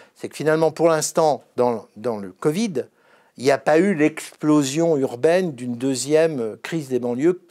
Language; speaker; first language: French; native; French